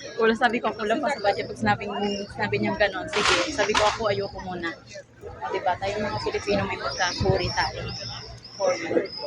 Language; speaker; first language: Filipino; native; Filipino